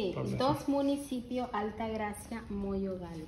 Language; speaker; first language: Spanish; native; Spanish